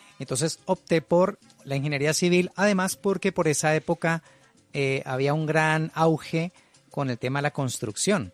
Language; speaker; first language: Spanish; native; Spanish